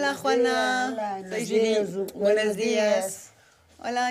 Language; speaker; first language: Spanish; non-native, learner; French